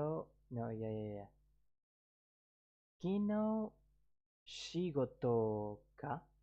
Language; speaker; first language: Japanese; non-native, learner; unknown